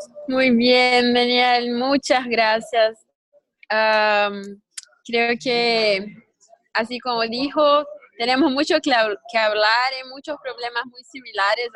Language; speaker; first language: Spanish; non-native, learner; Portuguese